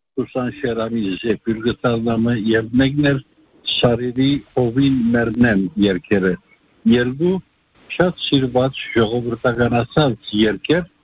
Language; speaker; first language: Armenian; native; Armenian